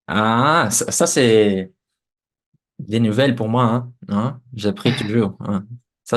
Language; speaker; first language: French; non-native, fluent; Portuguese